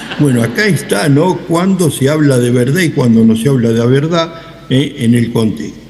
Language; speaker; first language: Spanish; native; Spanish